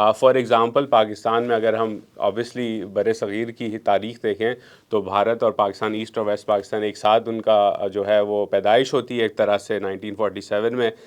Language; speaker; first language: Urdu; non-native, local second language; Memoni